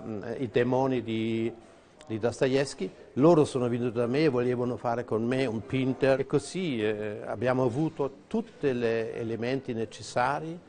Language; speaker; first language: Italian; non-native, fluent; German